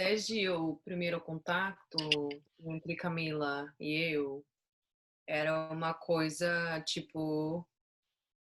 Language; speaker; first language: Portuguese; non-native, fluent; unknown